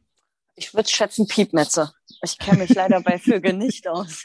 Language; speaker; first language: German; native; German